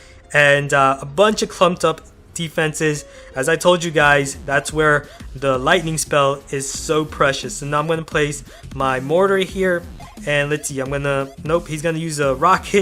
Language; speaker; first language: English; native; English